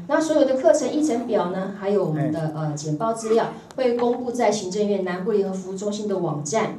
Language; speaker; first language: Chinese; native; Chinese